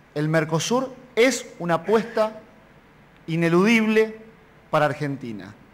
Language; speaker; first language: Spanish; native; Spanish